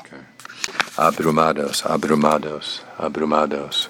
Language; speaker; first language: Spanish; non-native, learner; English